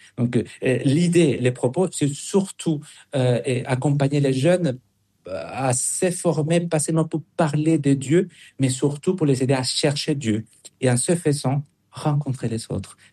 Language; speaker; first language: French; non-native, fluent; Spanish